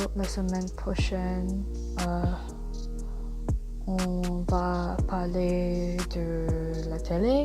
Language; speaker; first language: French; non-native, learner; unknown